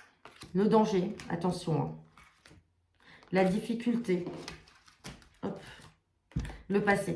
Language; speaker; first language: French; native; French